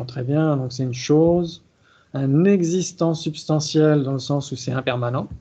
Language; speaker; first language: French; native; French